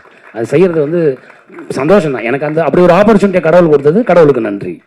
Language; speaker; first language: Tamil; native; Tamil